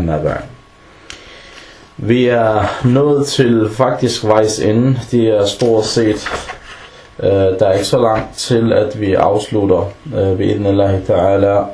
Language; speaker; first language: Danish; early bilingual, other home language; Arabic